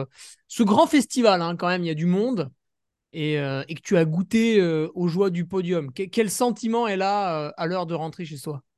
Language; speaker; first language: French; native; French